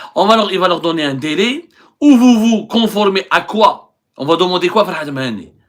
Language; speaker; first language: French; non-native, local second language; Arabic